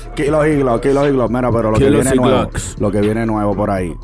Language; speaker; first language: Spanish; native; Spanish